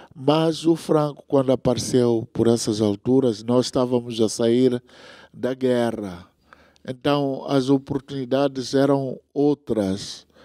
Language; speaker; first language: Portuguese; non-native, local second language; Tsonga